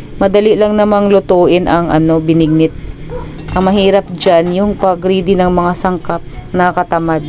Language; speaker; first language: Filipino; non-native, local second language; Cebuano